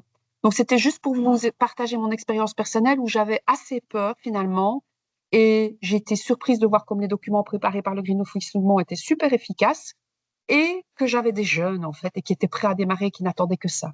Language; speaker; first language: French; native; French